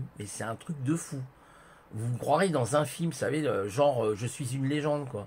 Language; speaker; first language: French; native; French